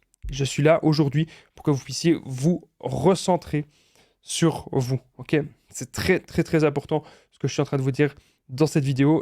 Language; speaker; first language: French; native; French